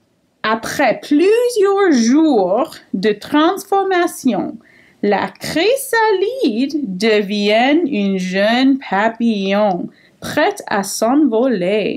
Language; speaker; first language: French; non-native, fluent; English